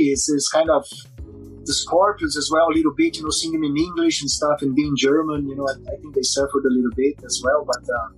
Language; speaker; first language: English; non-native, fluent; Portuguese